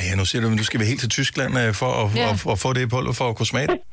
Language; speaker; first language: Danish; native; Danish